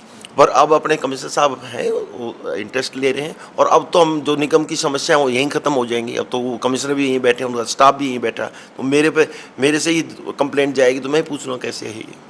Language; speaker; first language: Hindi; native; Hindi